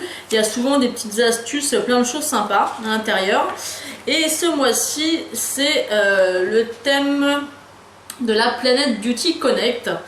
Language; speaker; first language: French; native; French